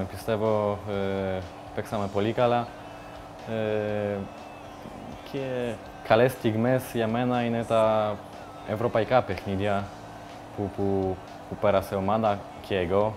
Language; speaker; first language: Greek; non-native, learner; Polish